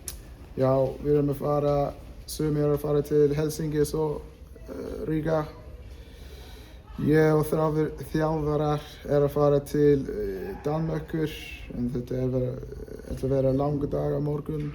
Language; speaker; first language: Icelandic; non-native, learner; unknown